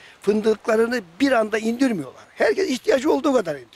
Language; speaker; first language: Turkish; native; Turkish